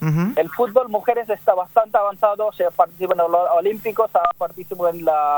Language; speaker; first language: Spanish; non-native, learner; Bangla